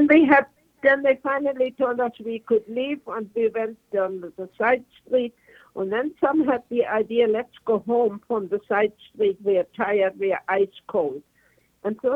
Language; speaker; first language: English; non-native, fluent; German